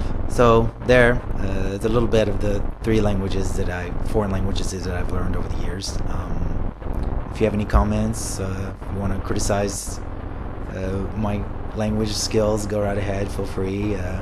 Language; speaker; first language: English; native; English